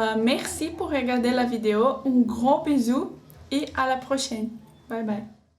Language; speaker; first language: French; non-native, learner; Portuguese